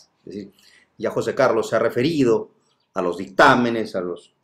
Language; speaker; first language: Spanish; native; Spanish